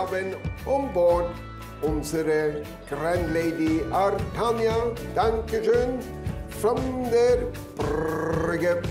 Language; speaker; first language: German; non-native, fluent; Norwegian